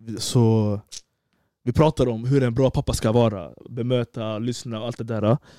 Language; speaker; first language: Swedish; early bilingual, other home language; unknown